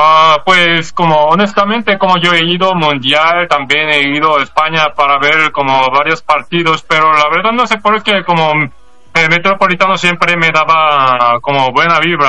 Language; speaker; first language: Spanish; non-native, fluent; Korean